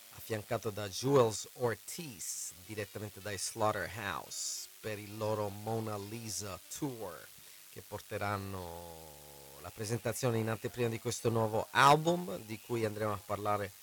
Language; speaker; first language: Italian; native; Italian